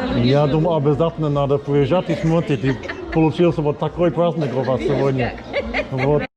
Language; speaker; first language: Russian; non-native, learner; English